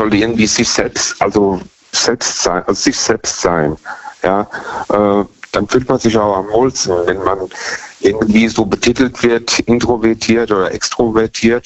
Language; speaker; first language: German; native; German